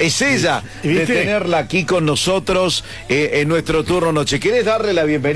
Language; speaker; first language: Spanish; native; Spanish